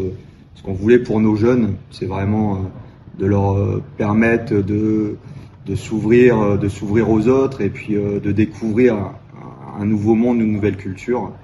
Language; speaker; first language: French; native; French